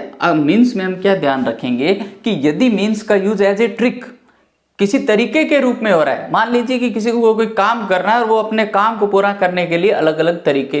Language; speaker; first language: Hindi; native; Hindi